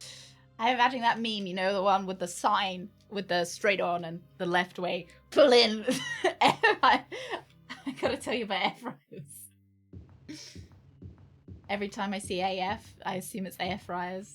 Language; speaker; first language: English; native; English